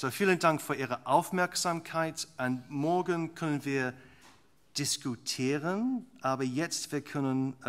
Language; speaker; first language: German; non-native, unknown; English